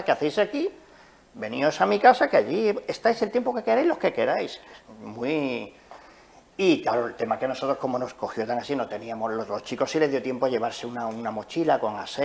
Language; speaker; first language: Spanish; native; Spanish